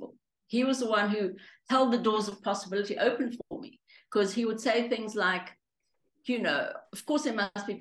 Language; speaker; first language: English; early bilingual, other home language; Greek